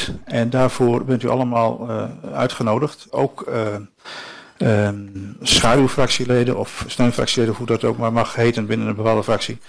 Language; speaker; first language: Dutch; native; Dutch